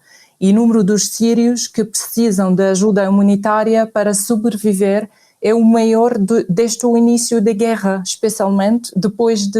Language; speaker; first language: Portuguese; non-native, fluent; Arabic